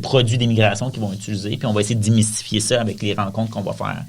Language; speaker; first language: French; native; French